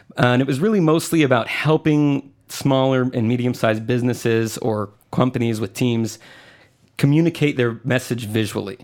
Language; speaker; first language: English; non-native, fluent; Spanish